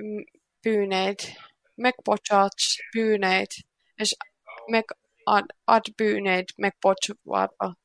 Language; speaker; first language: Hungarian; non-native, learner; Finnish